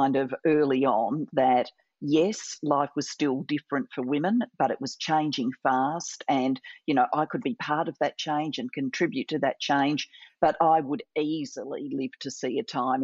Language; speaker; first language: English; native; English